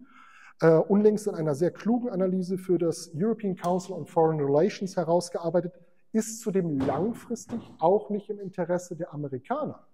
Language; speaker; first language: German; native; German